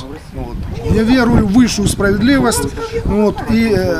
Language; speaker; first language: Russian; native; Russian